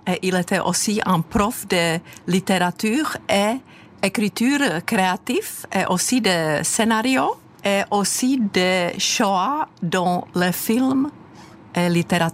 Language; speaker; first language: French; non-native, fluent; Czech